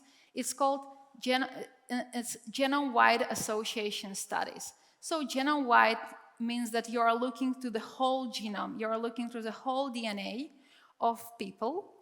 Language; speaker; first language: English; non-native, fluent; Czech